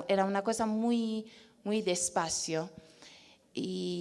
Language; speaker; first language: Spanish; non-native, fluent; Persian